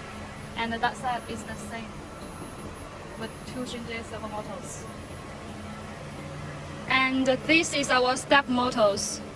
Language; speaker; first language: English; non-native, learner; Chinese